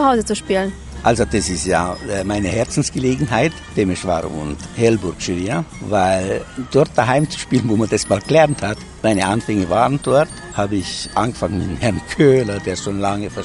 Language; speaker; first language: German; native; German